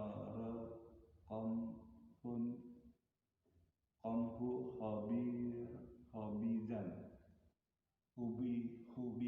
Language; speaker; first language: Arabic; non-native, learner; Indonesian